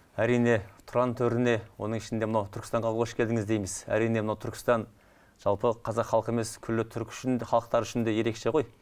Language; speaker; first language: Kazakh; native; Kazakh